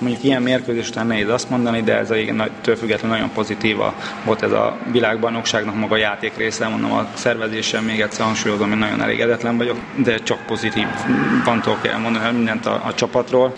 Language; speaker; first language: Hungarian; native; Hungarian